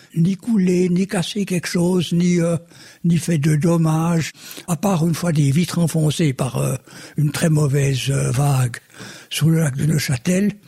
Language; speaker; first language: French; native; French